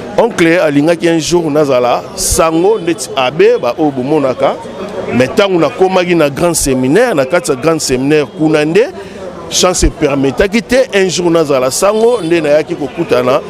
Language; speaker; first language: Lingala; native; Lingala